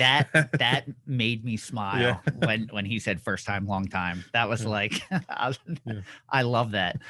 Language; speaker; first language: English; native; English